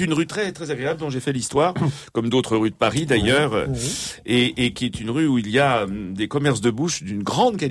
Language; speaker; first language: French; native; French